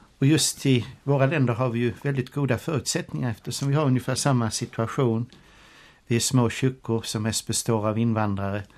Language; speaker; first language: Swedish; native; Swedish